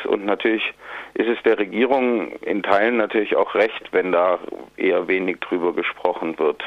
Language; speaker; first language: German; native; German